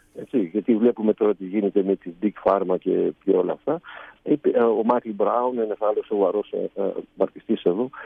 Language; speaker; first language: Greek; native; Greek